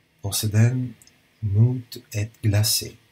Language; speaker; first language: French; non-native, learner; Italian